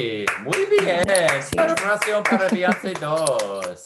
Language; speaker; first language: Spanish; non-native, learner; English